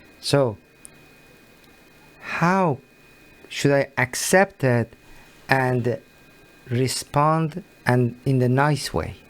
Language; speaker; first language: English; non-native, learner; Persian